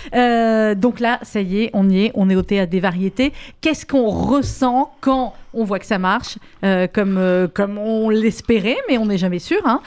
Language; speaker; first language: French; native; French